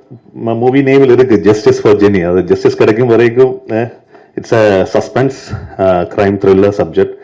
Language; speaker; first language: Tamil; non-native, learner; Malayalam